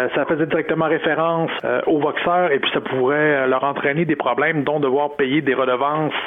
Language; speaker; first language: French; native; French